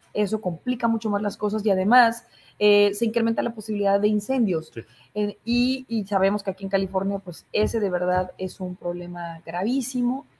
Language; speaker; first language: Spanish; native; Spanish